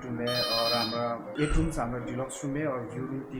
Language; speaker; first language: Hindi; non-native, local second language; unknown